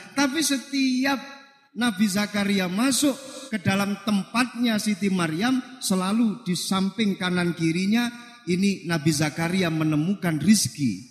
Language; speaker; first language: Indonesian; non-native, local second language; Javanese